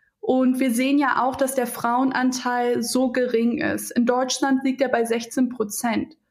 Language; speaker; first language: German; early bilingual, other home language; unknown